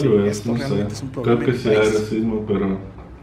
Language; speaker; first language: Spanish; non-native, fluent; Russian